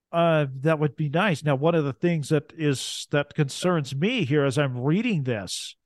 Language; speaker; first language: English; native; English